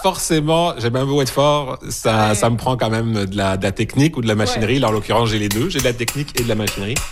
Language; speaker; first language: French; native; French